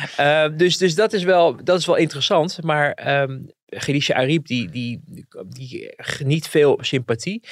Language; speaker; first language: Dutch; native; Dutch